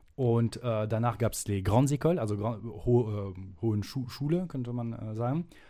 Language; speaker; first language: German; non-native, fluent; French